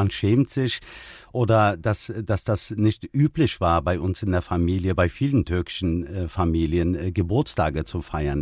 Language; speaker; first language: German; early bilingual, other home language; Turkish